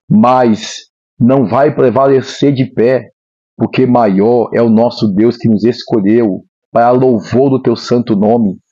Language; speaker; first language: Portuguese; native; Portuguese